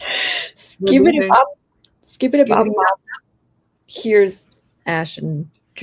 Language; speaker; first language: English; native; English